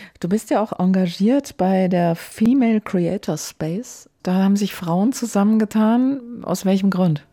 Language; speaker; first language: German; native; German